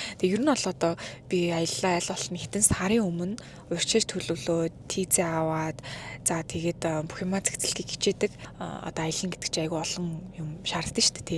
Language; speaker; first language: Mongolian; native; Mongolian